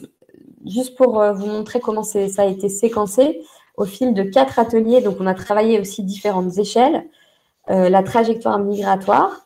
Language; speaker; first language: French; native; French